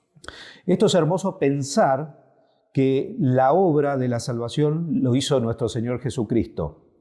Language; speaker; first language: Spanish; native; Spanish